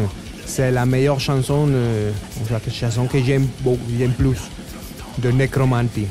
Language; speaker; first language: French; non-native, fluent; Spanish